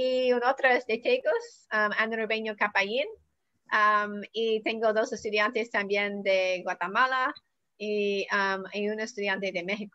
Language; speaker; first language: Spanish; non-native, learner; English